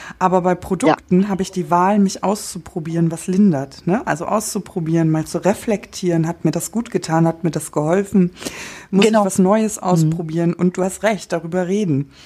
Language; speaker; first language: German; native; German